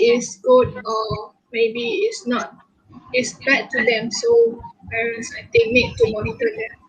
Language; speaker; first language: English; non-native, local second language; Malay